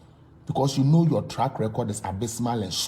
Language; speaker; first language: English; non-native, local second language; Akan